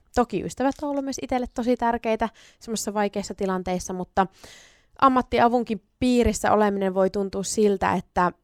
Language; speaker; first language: Finnish; native; Finnish